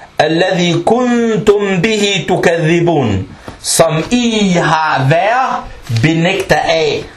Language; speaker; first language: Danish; early bilingual, other home language; Arabic